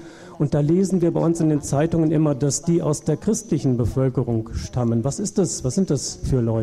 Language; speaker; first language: German; native; German